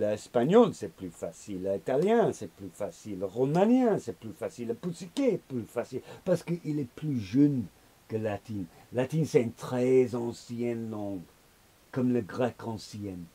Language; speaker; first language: French; non-native, learner; English